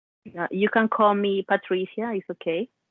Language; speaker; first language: English; non-native, learner; Spanish